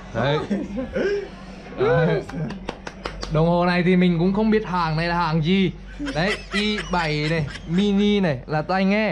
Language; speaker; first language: Vietnamese; native; Vietnamese